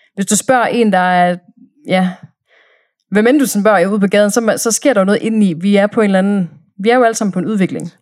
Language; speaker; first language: Danish; native; Danish